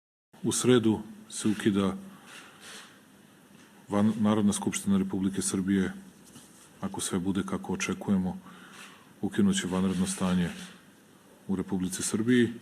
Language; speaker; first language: Bosnian; native; Bosnian